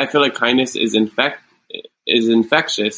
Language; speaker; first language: English; native; English